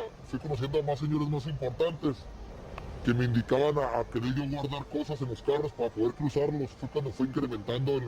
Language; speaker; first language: Spanish; native; Spanish